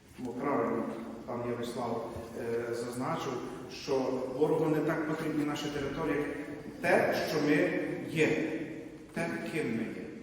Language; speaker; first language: Ukrainian; native; Ukrainian